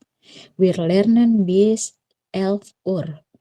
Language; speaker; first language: German; non-native, fluent; Indonesian